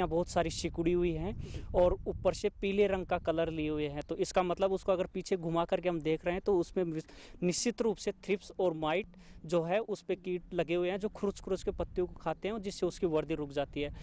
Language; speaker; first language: Hindi; native; Hindi